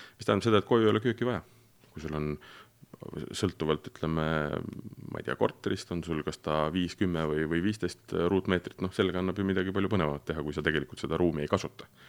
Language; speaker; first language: Estonian; native; Estonian